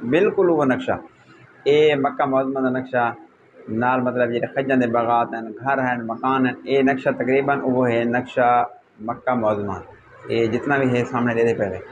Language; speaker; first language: Urdu; non-native, local second language; Saraiki